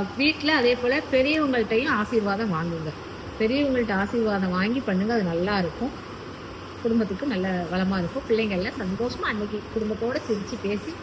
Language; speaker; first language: Tamil; native; Tamil